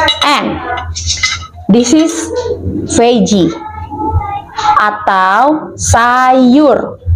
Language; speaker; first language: English; non-native, learner; Indonesian